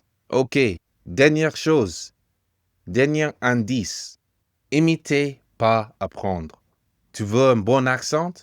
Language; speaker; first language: French; non-native, fluent; English